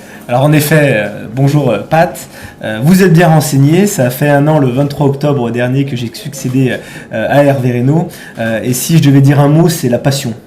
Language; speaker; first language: French; native; French